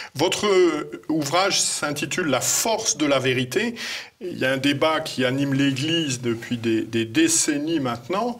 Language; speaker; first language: French; native; French